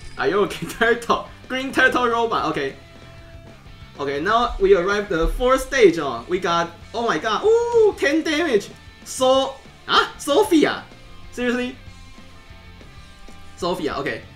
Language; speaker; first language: English; non-native, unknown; Chinese